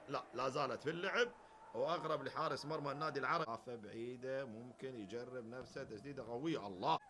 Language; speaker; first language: Arabic; native; Arabic